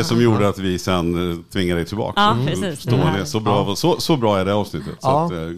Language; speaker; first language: Swedish; native; Swedish